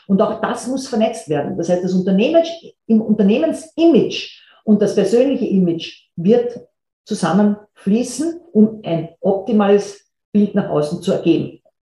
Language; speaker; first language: German; native; German